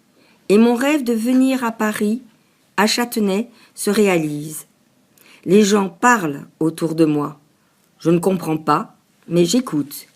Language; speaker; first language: French; non-native, learner; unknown